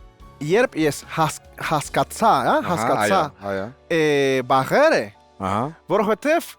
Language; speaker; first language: Armenian; non-native, learner; Spanish